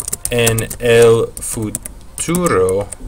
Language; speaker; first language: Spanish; non-native, fluent; English